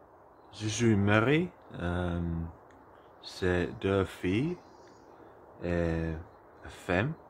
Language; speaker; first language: French; non-native, learner; Finnish